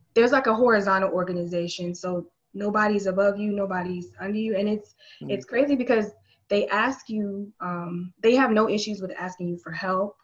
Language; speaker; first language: English; native; English